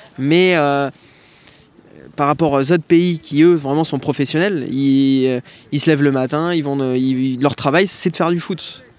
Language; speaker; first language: French; native; French